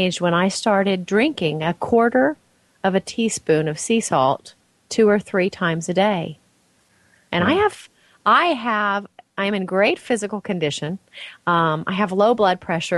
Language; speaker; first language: English; native; English